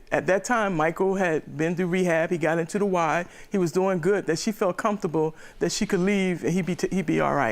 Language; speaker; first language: English; native; English